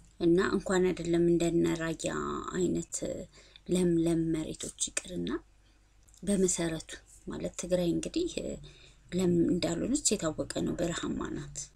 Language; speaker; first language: Amharic; native; Amharic